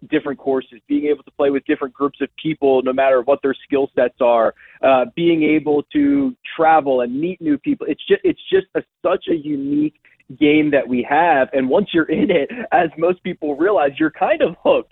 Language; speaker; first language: English; native; English